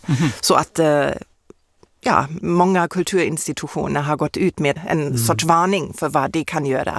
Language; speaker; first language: Swedish; non-native, fluent; German